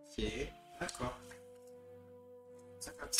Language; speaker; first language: French; native; French